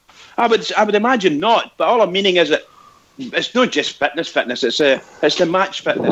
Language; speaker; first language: English; native; English